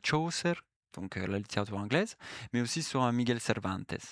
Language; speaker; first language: French; native; French